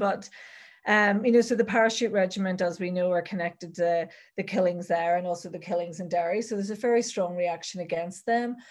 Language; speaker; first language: English; native; English